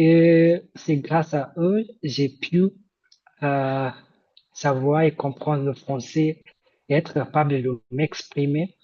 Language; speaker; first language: French; non-native, fluent; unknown